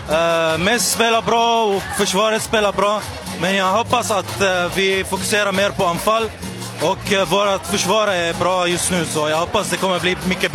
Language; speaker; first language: Swedish; non-native, learner; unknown